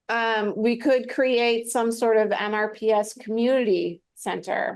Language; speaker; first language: English; native; English